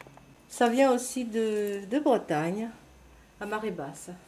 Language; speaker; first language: French; native; French